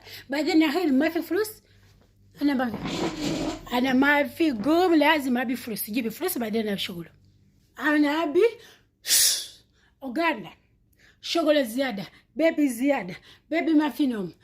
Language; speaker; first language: Arabic; non-native, learner; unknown